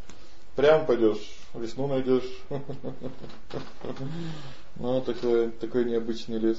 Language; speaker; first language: Russian; native; Russian